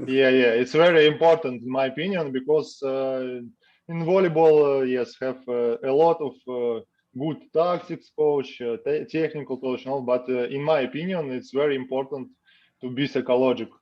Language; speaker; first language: English; non-native, learner; Russian